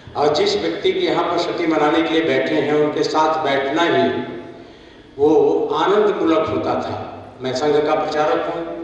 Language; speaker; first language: Hindi; native; Hindi